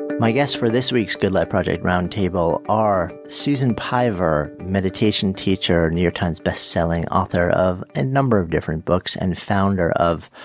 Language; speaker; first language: English; native; English